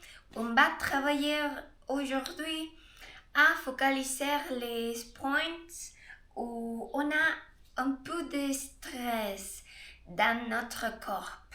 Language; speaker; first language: French; non-native, learner; Spanish